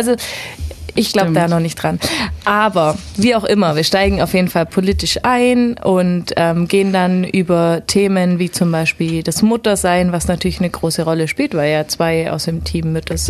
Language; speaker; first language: German; native; German